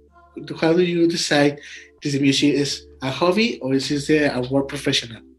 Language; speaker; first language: English; non-native, learner; Spanish